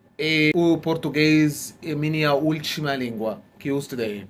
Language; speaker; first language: Portuguese; non-native, fluent; Arabic